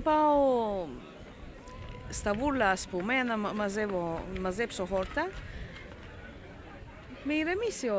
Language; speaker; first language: Greek; early bilingual, heritage; Greek